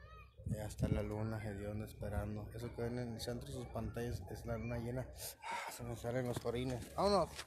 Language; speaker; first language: Spanish; native; Spanish